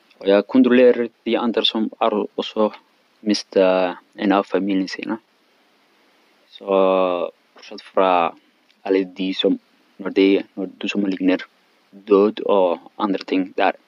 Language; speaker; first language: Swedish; non-native, learner; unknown